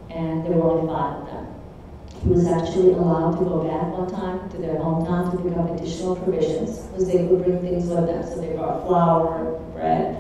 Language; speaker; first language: English; early bilingual, other home language; Czech